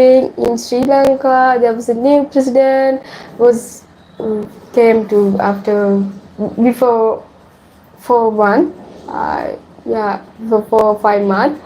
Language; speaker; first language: English; non-native, learner; Sinhala